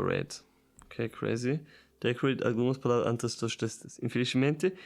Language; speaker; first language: Portuguese; non-native, learner; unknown